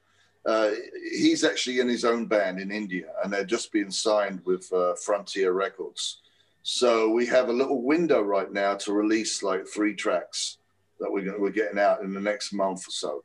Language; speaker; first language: English; native; English